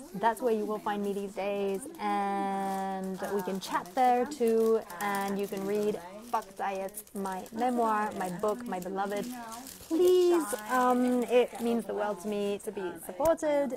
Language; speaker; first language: English; non-native, fluent; French